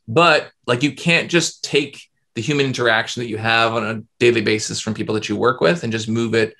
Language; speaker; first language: English; native; English